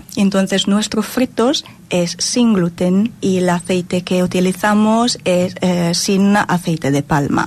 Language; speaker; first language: Spanish; non-native, fluent; Italian